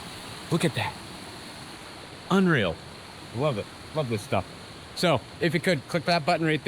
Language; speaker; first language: English; native; English